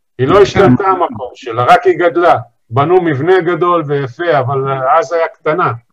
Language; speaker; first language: Hebrew; early bilingual, other home language; Arabic